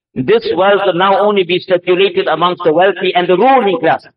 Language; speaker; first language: English; native; English